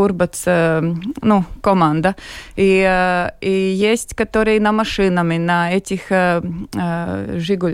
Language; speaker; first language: Russian; non-native, local second language; Latvian